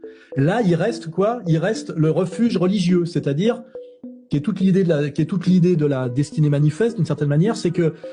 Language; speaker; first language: French; native; French